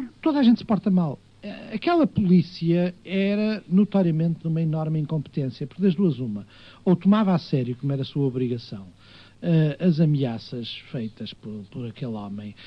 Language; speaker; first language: Portuguese; native; Portuguese